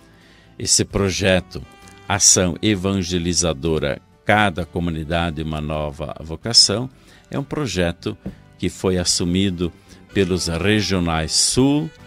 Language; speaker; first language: Portuguese; native; Portuguese